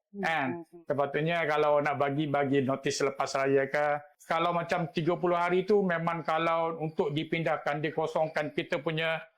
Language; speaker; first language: Malay; native; Malay